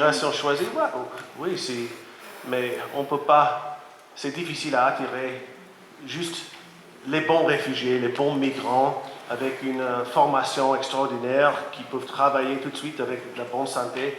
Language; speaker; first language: French; non-native, fluent; Latvian